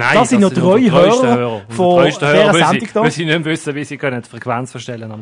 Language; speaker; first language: German; native; German